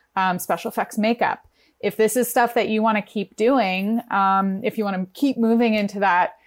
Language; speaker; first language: English; native; English